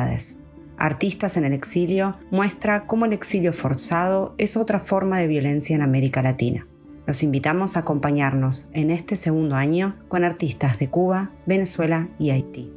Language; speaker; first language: Spanish; native; Spanish